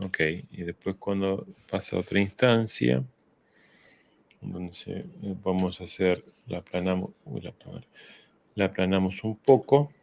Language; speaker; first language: Spanish; native; Spanish